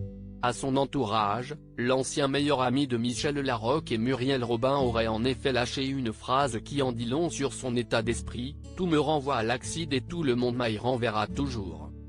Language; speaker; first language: French; native; French